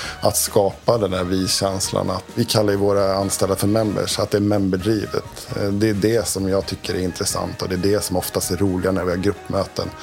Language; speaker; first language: Swedish; native; Swedish